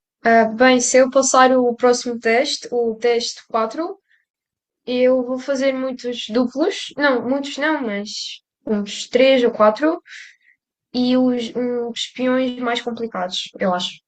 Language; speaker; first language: Portuguese; early bilingual, other home language; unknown